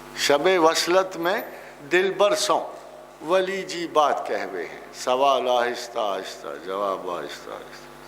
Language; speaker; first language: Urdu; non-native, local second language; Punjabi